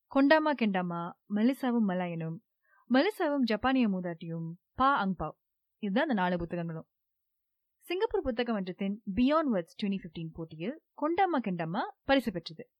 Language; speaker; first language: Tamil; native; Tamil